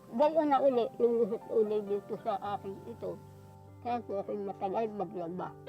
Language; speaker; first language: Filipino; native; Filipino